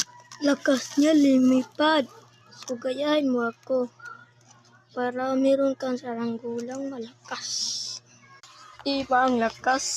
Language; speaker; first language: Filipino; non-native, local second language; Cebuano